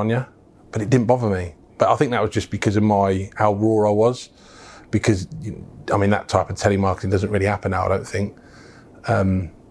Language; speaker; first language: English; native; English